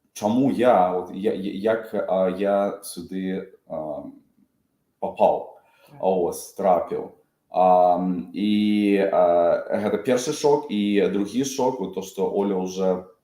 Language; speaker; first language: Belarusian; non-native, local second language; Russian